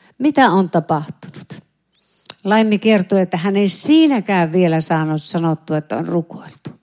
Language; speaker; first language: Finnish; native; Finnish